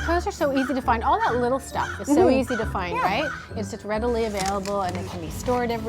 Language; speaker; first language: English; native; English